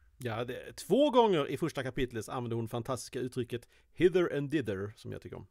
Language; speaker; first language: Swedish; native; Swedish